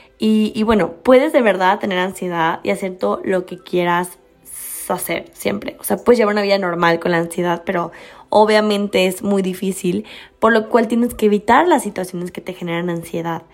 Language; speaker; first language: Spanish; native; Spanish